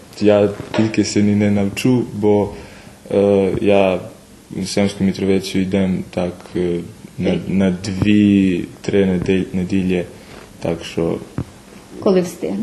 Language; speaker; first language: Ukrainian; early bilingual, heritage; Ukrainian